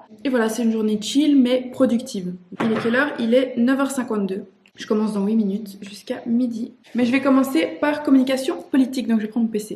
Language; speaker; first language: French; native; French